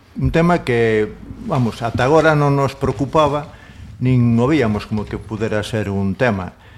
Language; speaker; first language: Galician; non-native, local second language; Spanish